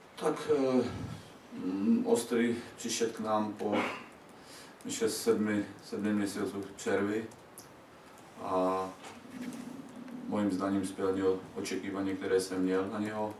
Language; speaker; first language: Polish; non-native, learner; Czech